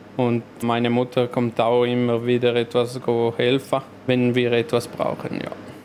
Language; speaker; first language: German; non-native, local second language; Italian